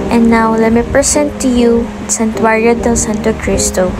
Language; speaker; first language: English; non-native, local second language; Filipino